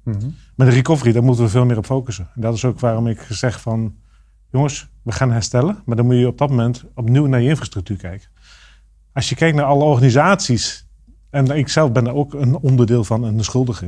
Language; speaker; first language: Dutch; native; Dutch